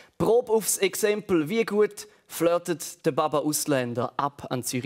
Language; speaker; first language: German; native; German